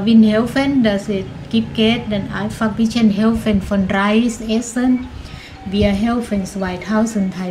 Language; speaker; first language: German; non-native, learner; Thai